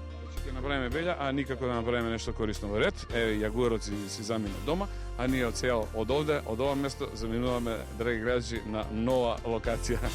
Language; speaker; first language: Macedonian; native; Macedonian